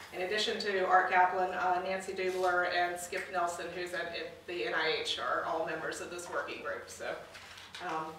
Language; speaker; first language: English; native; English